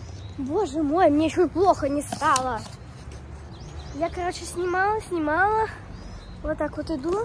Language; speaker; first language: Russian; early bilingual, heritage; Russian